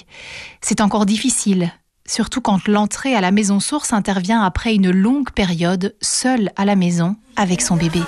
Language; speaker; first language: French; native; French